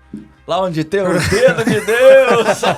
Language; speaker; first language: Portuguese; native; Portuguese